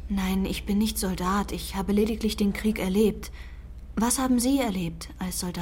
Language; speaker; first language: German; non-native, fluent; Persian